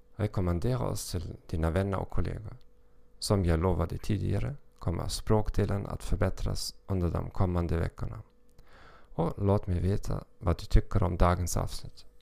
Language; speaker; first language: Swedish; non-native, learner; German